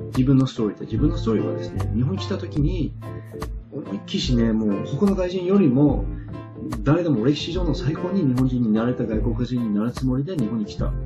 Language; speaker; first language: Japanese; non-native, fluent; English